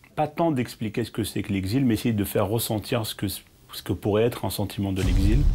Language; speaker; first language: French; early bilingual, other home language; Arabic